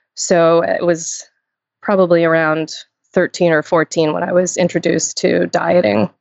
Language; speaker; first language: English; native; English